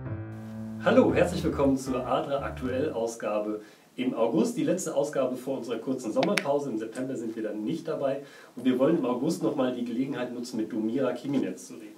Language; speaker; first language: German; native; German